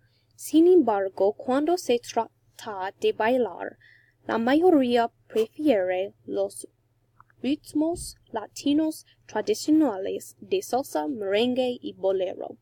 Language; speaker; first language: Spanish; non-native, learner; English